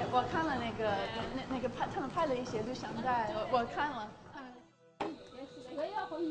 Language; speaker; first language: Chinese; non-native, fluent; English